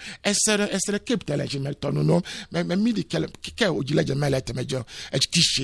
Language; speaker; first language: Hungarian; non-native, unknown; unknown